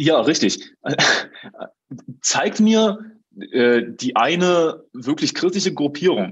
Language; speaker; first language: German; native; German